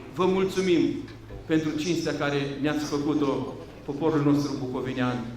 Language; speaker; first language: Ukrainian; non-native, local second language; Romanian